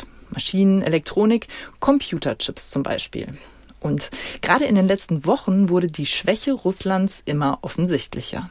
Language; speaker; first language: German; native; German